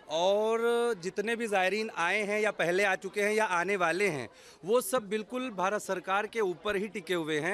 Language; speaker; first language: Hindi; native; Hindi